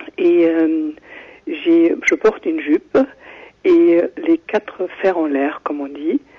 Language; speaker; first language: French; non-native, fluent; German